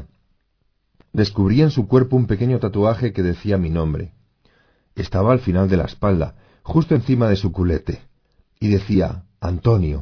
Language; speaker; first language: Spanish; native; Spanish